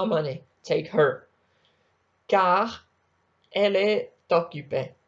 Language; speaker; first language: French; non-native, learner; Spanish